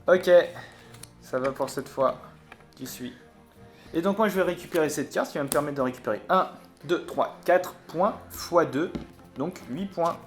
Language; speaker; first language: French; native; French